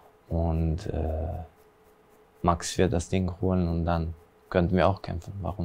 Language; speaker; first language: German; early bilingual, other home language; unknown